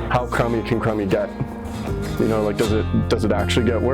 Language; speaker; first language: English; native; English